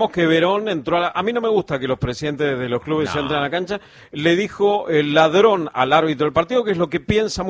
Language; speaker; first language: Spanish; native; Spanish